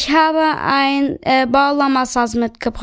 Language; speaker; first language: German; early bilingual, other home language; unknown